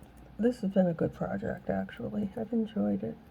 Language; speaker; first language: English; native; English